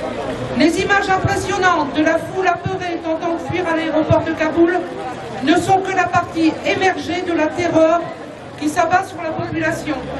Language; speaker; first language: French; native; French